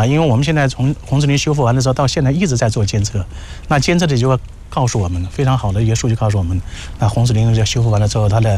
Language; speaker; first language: Chinese; native; Chinese